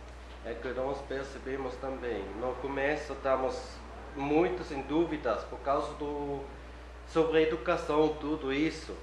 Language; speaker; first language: Portuguese; non-native, fluent; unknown